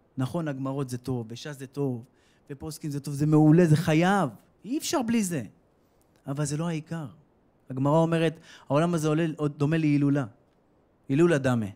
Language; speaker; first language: Hebrew; native; Hebrew